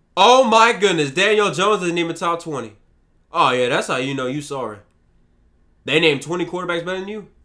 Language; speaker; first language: English; native; English